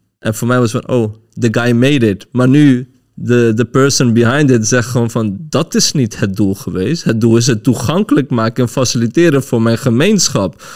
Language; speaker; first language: Dutch; early bilingual, other home language; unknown